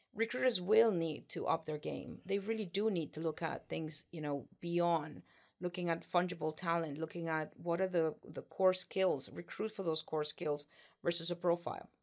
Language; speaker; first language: English; non-native, fluent; Spanish